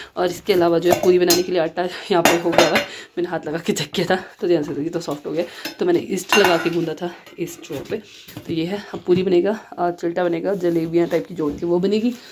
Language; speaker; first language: Hindi; non-native, local second language; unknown